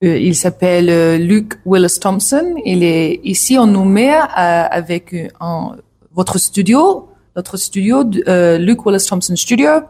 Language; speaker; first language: French; non-native, learner; English